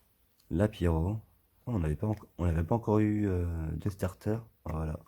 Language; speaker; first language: French; native; French